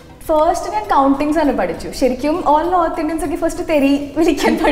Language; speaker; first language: Malayalam; non-native, local second language; Hindi